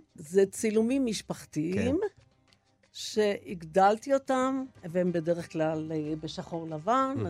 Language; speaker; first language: Hebrew; early bilingual, other home language; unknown